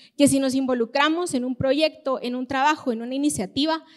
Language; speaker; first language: Spanish; native; Spanish